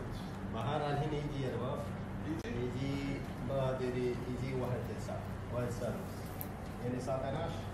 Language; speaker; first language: Arabic; non-native, learner; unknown